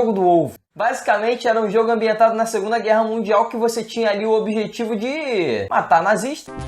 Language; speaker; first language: Portuguese; native; Portuguese